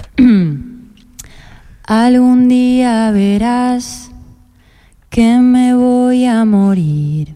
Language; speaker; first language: Spanish; native; Spanish